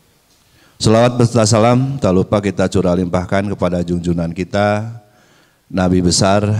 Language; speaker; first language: Indonesian; native; Indonesian